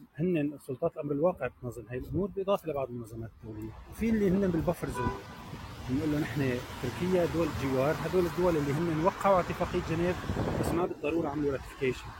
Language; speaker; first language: Arabic; native; Arabic